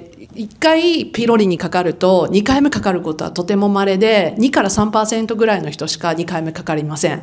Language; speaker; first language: Japanese; non-native, fluent; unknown